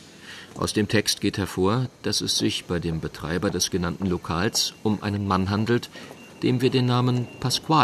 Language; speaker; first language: German; native; German